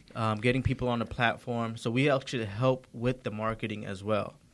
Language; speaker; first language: English; early bilingual, other home language; Hindi